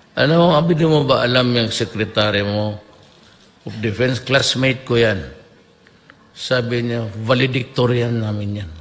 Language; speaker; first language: Filipino; non-native, local second language; Cebuano